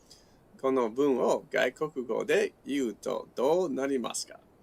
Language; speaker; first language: Japanese; non-native, learner; English